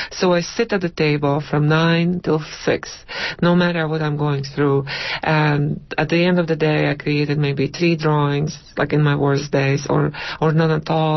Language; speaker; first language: English; non-native, fluent; Latvian